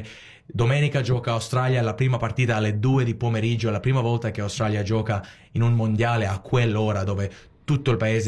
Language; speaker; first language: Italian; early bilingual, heritage; Italian